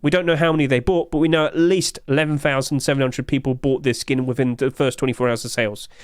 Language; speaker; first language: English; native; English